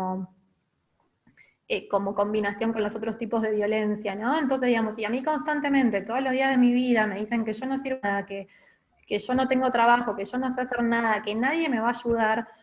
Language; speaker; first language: Spanish; native; Spanish